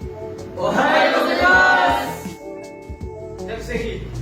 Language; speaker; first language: Japanese; non-native, learner; Indonesian